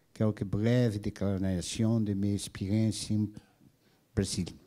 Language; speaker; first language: French; non-native, learner; Portuguese